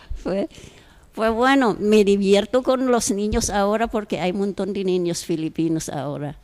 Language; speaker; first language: Spanish; non-native, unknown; Filipino